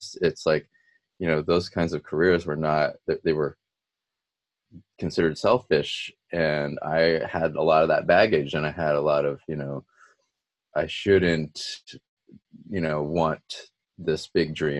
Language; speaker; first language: English; native; English